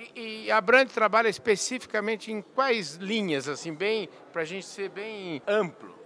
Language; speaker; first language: Portuguese; native; Portuguese